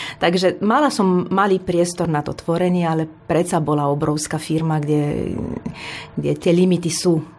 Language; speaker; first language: Slovak; non-native, fluent; Romanian